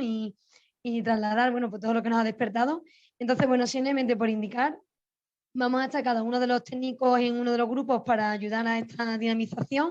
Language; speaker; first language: Spanish; native; Spanish